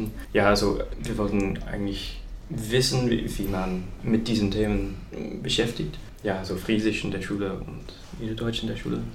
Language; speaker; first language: German; non-native, fluent; English